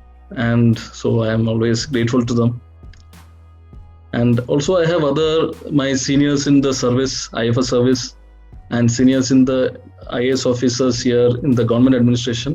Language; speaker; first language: English; non-native, local second language; Malayalam